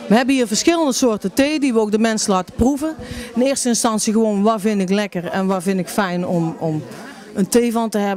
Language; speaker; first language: Dutch; native; Dutch